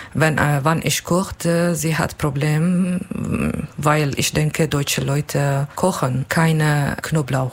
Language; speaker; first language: German; non-native, learner; Kurdish